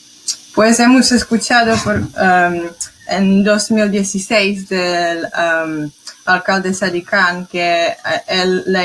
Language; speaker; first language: Spanish; non-native, fluent; English